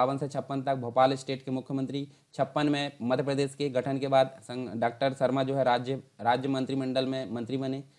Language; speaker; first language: Hindi; native; Hindi